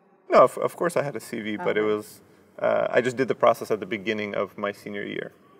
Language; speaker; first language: English; early bilingual, other home language; Russian